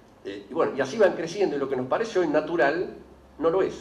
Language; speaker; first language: Spanish; native; Spanish